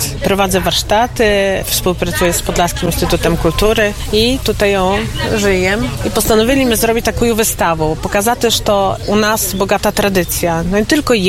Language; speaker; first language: Polish; non-native, local second language; Ukrainian